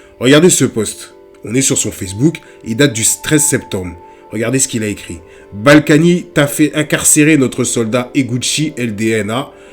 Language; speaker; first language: French; native; French